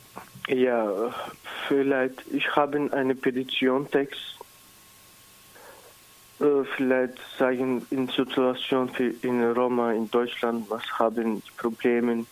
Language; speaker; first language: German; non-native, learner; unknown